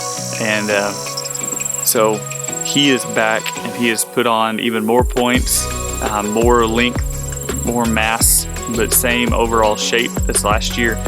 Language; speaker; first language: English; native; English